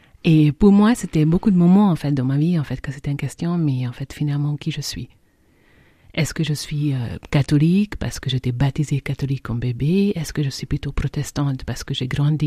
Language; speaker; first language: French; non-native, fluent; Hungarian